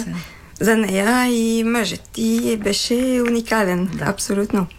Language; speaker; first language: Bulgarian; non-native, fluent; French